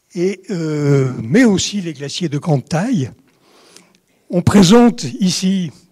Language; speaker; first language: French; native; French